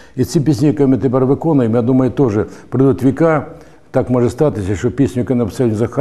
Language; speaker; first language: Ukrainian; native; Ukrainian